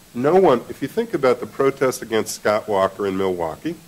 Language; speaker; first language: English; native; English